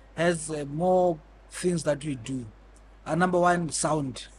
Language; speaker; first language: English; non-native, local second language; Tswana